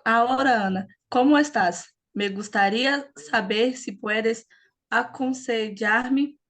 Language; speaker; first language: Spanish; non-native, learner; Portuguese